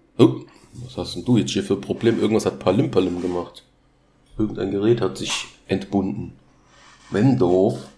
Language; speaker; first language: German; native; German